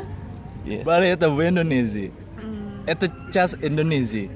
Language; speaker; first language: Russian; non-native, learner; Indonesian